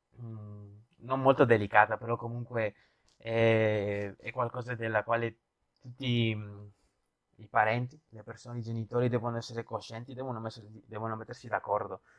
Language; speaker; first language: Italian; non-native, fluent; Spanish